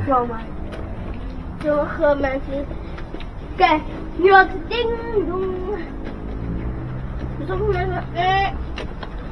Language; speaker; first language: Dutch; early bilingual, other home language; Vietnamese